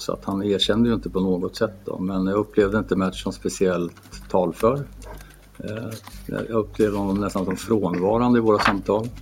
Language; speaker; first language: Swedish; native; Swedish